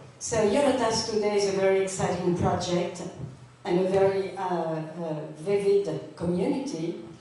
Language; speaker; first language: English; non-native, fluent; French